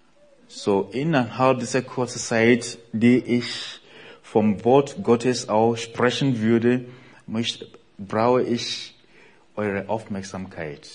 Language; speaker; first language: German; non-native, fluent; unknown